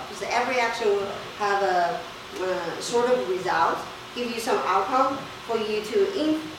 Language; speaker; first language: English; non-native, fluent; Chinese